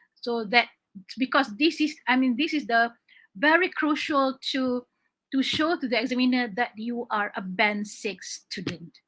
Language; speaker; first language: English; non-native, local second language; Malay